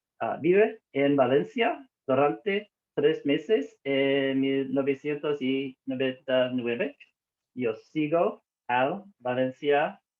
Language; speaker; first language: Spanish; non-native, learner; English